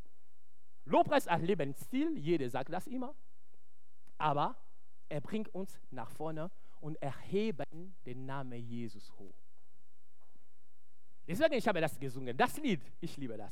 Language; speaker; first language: German; non-native, fluent; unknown